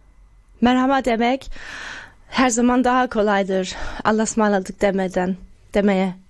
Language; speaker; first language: Turkish; early bilingual, other home language; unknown